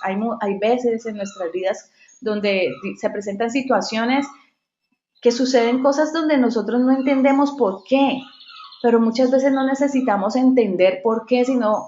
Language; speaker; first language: Spanish; native; Spanish